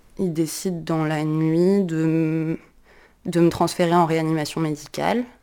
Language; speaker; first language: French; native; French